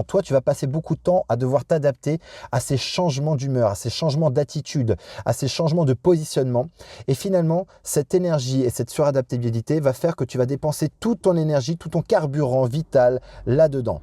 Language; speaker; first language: French; native; French